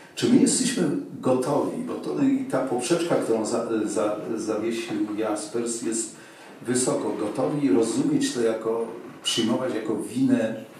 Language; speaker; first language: Polish; native; Polish